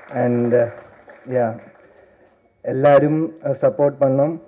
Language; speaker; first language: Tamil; non-native, learner; Malayalam